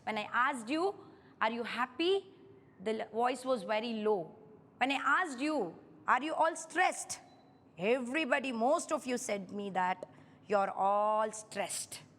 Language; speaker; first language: English; non-native, local second language; Kannada